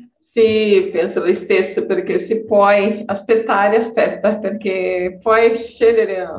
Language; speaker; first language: Italian; non-native, learner; Portuguese